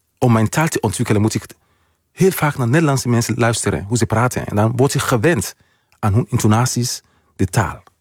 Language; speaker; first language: Dutch; non-native, fluent; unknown